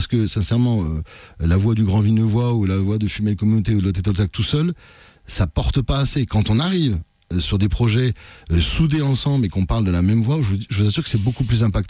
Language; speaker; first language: French; native; French